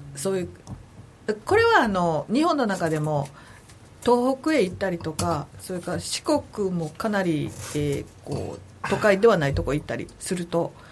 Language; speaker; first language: Japanese; native; Japanese